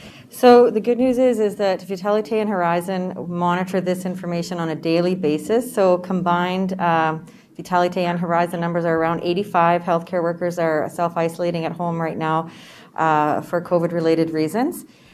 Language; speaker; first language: English; native; English